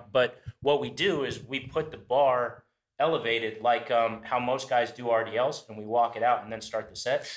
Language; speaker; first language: English; native; English